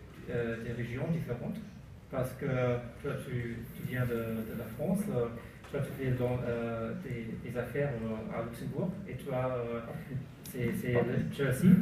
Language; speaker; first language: French; non-native, learner; German